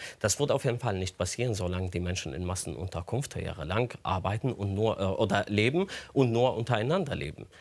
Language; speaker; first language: German; non-native, fluent; Arabic